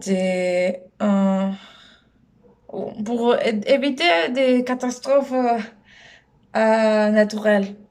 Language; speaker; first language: French; non-native, learner; Spanish